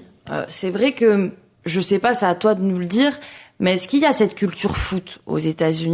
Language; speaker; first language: French; native; French